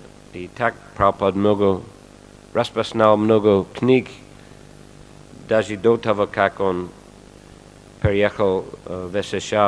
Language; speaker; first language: Russian; non-native, fluent; English